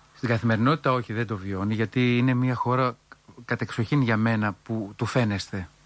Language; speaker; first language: Greek; early bilingual, heritage; Greek